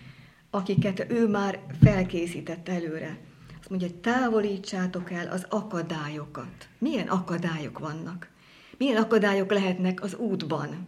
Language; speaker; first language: Hungarian; native; Hungarian